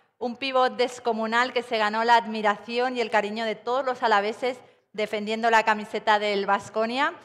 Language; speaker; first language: Spanish; native; Spanish